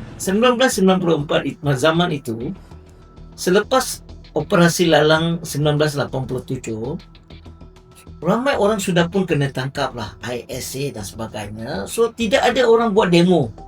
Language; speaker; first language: Malay; non-native, local second language; Tamil